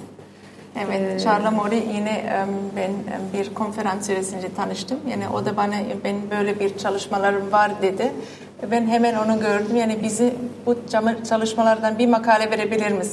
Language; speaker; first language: Turkish; non-native, fluent; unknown